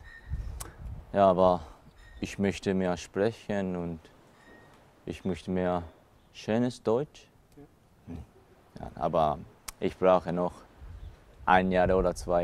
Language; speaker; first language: German; non-native, learner; Japanese